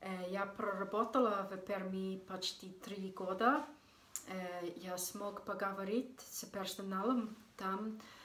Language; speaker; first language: Russian; non-native, learner; English